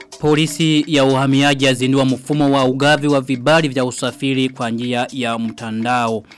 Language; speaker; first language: Swahili; non-native, local second language; Rundi